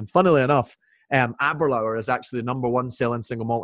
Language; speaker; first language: English; native; English